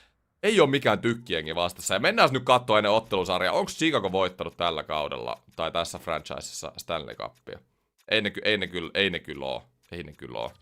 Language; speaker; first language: Finnish; native; Finnish